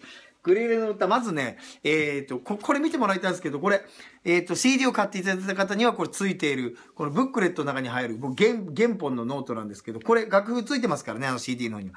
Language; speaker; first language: Japanese; native; Japanese